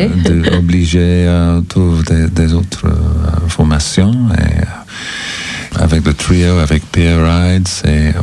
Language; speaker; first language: French; non-native, fluent; English